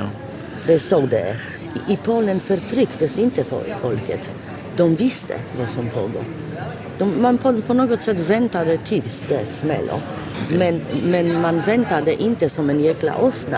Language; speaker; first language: Swedish; non-native, fluent; Polish